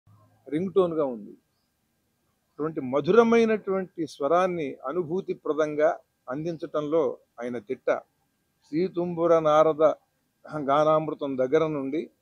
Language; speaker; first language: Telugu; native; Telugu